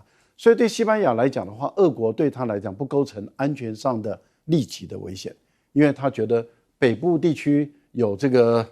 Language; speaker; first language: Chinese; native; Chinese